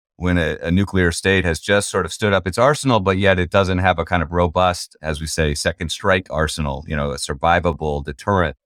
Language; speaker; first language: English; native; English